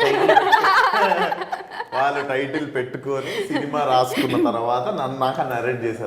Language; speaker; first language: Telugu; native; Telugu